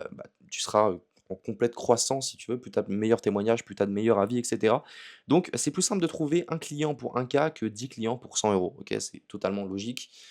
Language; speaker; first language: French; native; French